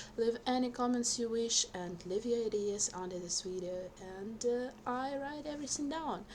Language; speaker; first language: English; non-native, fluent; Ukrainian